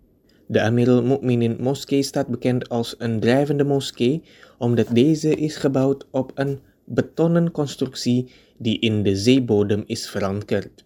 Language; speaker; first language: Dutch; non-native, fluent; Indonesian